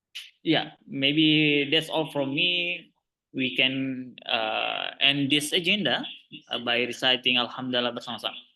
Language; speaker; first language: English; non-native, learner; Indonesian